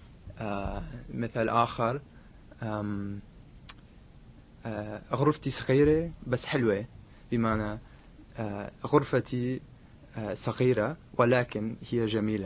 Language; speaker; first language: Arabic; non-native, fluent; English